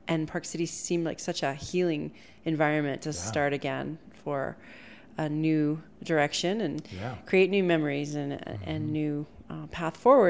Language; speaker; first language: English; native; English